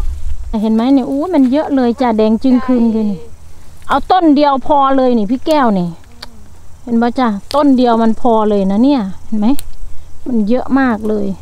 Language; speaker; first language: Thai; non-native, local second language; Northeastern Thai